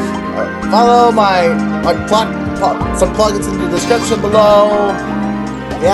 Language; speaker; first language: English; native; English